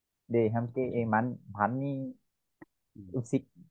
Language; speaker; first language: Korean; non-native, learner; Vietnamese